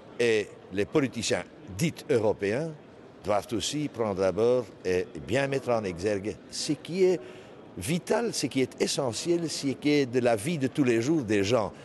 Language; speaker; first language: French; non-native, local second language; Dutch